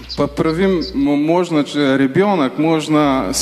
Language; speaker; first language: Russian; non-native, learner; Bulgarian